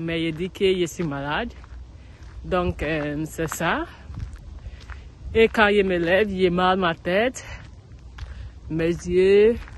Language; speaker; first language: French; non-native, learner; English